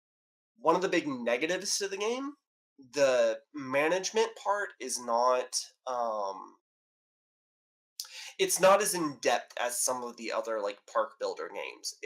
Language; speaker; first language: English; native; English